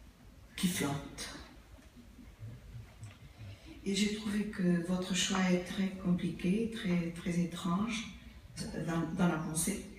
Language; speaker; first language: French; non-native, fluent; Portuguese